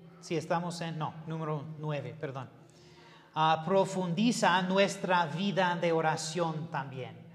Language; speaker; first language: Spanish; non-native, learner; English